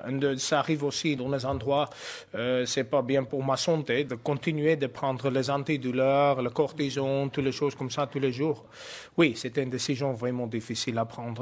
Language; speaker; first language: French; non-native, fluent; Afrikaans